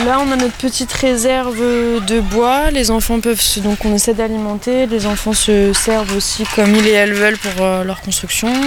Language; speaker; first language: French; native; French